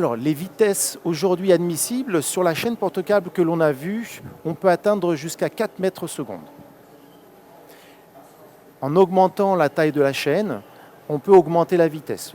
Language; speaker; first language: French; native; French